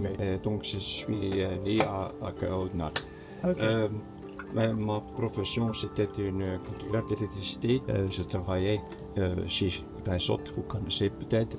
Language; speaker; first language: French; non-native, local second language; Dutch